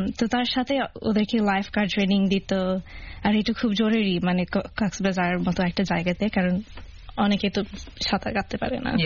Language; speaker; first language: Bangla; early bilingual, heritage; Bangla